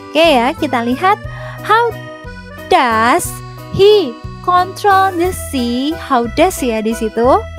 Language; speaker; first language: English; non-native, fluent; Indonesian